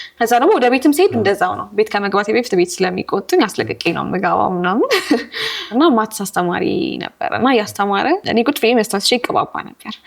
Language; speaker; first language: Amharic; native; Amharic